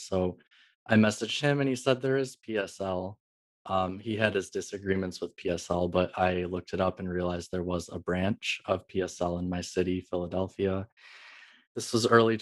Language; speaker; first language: English; native; English